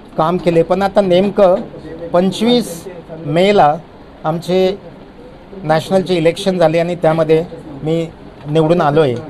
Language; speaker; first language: Marathi; non-native, local second language; Lambadi